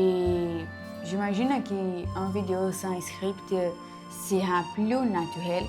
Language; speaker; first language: French; non-native, learner; Portuguese